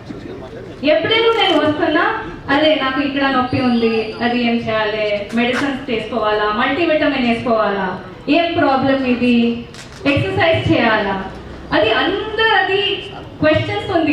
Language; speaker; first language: Telugu; non-native, learner; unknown